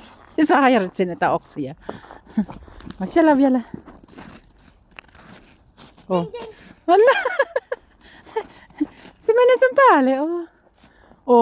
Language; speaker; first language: Finnish; non-native, learner; Filipino